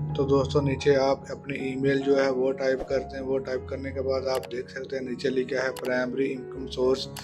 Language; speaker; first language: Urdu; non-native, local second language; Punjabi